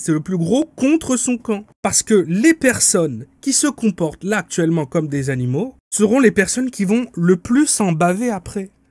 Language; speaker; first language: French; native; French